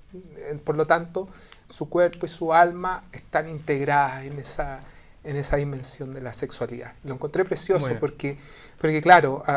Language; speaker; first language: Spanish; native; Spanish